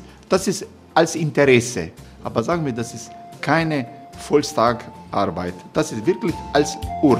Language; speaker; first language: German; non-native, learner; Croatian